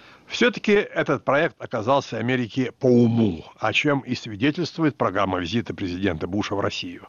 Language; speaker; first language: Russian; native; Russian